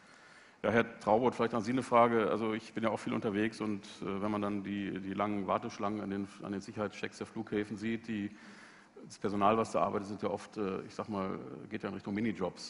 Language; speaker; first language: German; native; German